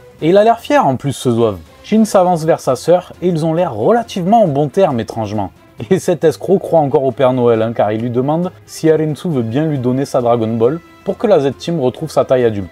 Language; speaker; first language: French; native; French